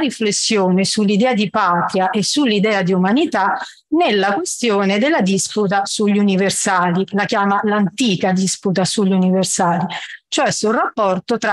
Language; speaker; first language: Italian; native; Italian